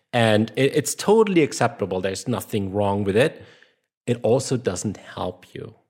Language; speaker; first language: English; non-native, fluent; German